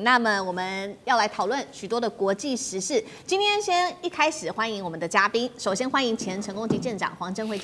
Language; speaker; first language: Chinese; native; Chinese